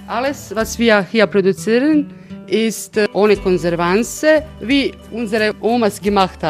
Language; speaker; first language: German; non-native, learner; Croatian